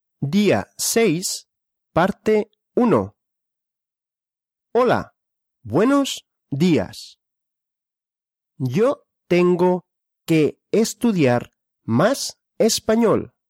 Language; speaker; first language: Spanish; non-native, fluent; Russian